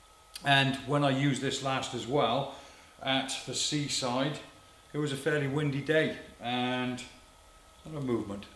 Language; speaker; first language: English; native; English